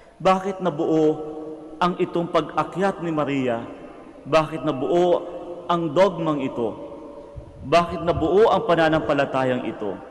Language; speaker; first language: Filipino; non-native, local second language; Cebuano